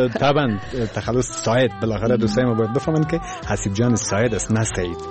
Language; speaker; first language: Persian; native; Persian